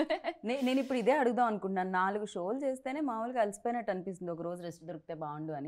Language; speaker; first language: Telugu; native; Telugu